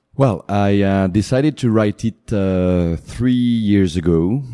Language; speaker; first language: English; non-native, fluent; French